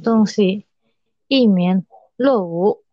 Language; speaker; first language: Chinese; non-native, learner; Indonesian